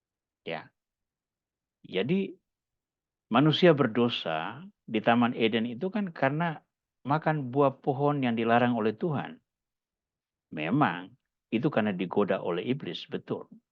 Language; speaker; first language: Indonesian; native; Indonesian